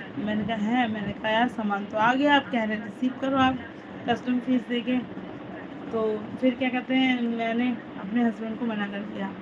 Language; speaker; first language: Hindi; native; Hindi